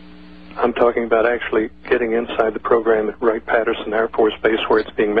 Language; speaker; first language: English; native; English